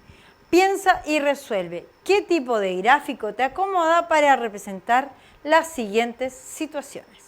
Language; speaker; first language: Spanish; native; Spanish